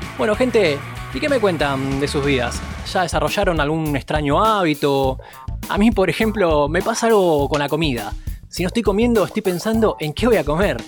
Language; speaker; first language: Spanish; native; Spanish